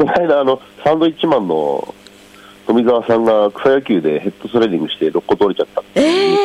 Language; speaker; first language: Japanese; native; Japanese